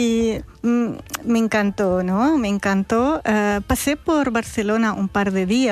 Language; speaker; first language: Spanish; non-native, fluent; Arabic